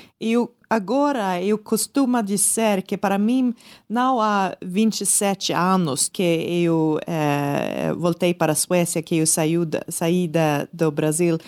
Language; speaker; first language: Portuguese; non-native, learner; Swedish